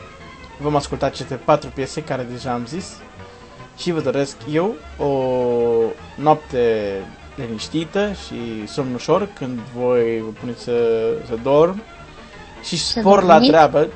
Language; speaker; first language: Romanian; non-native, learner; Portuguese